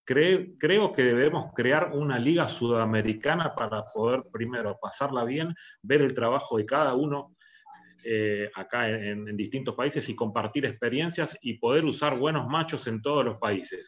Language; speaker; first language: Spanish; native; Spanish